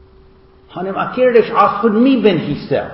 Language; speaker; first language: Hungarian; non-native, fluent; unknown